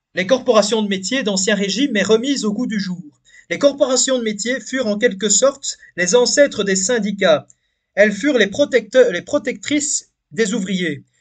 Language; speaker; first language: French; native; French